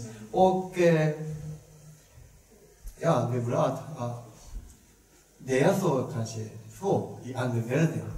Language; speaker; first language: Swedish; non-native, learner; Japanese